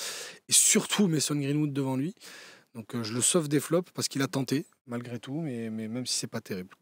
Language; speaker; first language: French; native; French